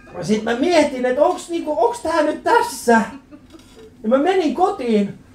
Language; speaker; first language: Finnish; early bilingual, other home language; Persian